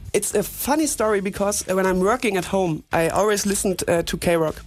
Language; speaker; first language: English; non-native, fluent; German